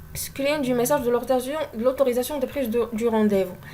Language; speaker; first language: French; non-native, local second language; Arabic